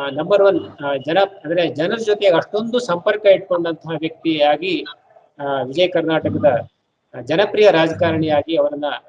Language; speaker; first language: Kannada; native; Kannada